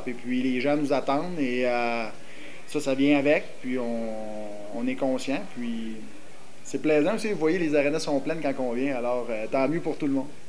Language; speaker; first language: French; native; French